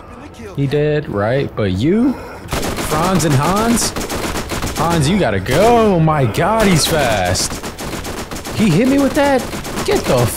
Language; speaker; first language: English; native; English